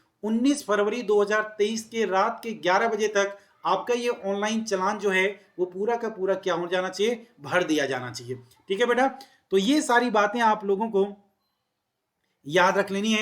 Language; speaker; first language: Hindi; native; Hindi